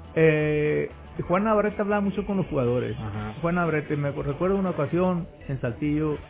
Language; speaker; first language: Spanish; native; Spanish